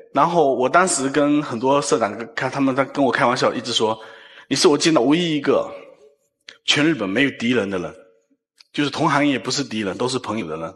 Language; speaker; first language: Chinese; native; Chinese